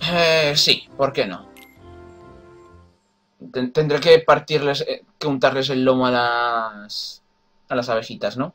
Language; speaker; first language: Spanish; native; Spanish